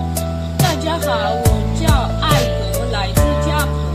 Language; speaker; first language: Chinese; non-native, learner; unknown